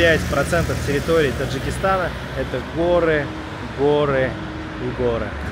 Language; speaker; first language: Russian; native; Russian